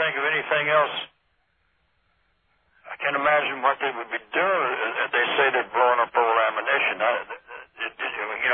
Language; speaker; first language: English; native; English